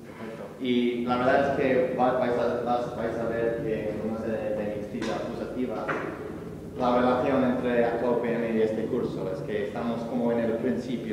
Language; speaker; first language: Spanish; non-native, learner; English